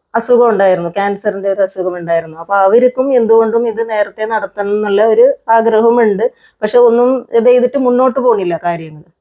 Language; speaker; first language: Malayalam; non-native, local second language; Konkani